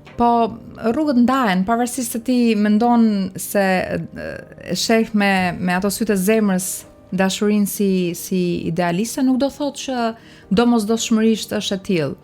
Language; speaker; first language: Albanian; native; Albanian